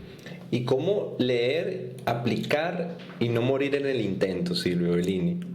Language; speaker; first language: Spanish; native; Spanish